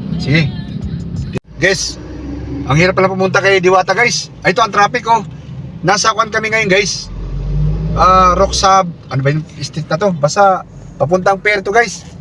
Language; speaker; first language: Filipino; native; Filipino